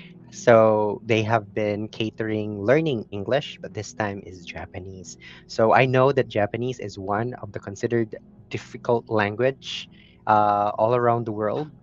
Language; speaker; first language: English; non-native, local second language; Cebuano